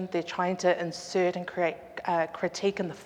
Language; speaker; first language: English; native; English